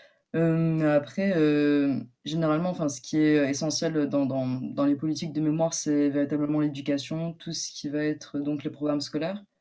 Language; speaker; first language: French; native; French